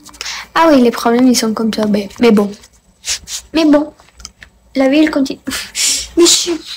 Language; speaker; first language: French; non-native, learner; Spanish